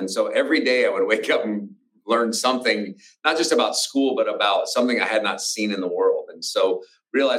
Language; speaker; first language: English; native; English